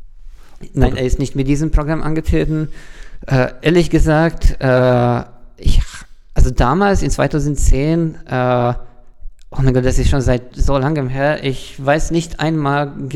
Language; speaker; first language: German; non-native, fluent; Hungarian